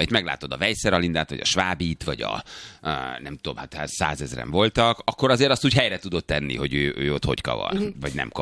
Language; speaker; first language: Hungarian; native; Hungarian